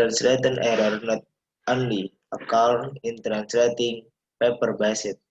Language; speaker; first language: English; non-native, learner; Indonesian